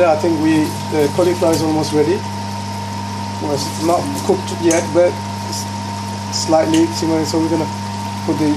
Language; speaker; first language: English; non-native, local second language; Sylheti